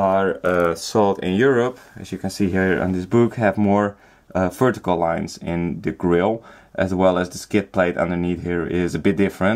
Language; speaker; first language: English; non-native, fluent; Dutch